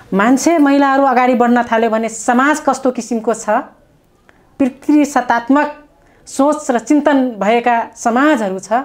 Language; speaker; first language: Nepali; non-native, local second language; Dangaura Tharu